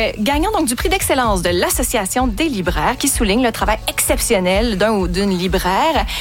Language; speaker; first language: French; native; French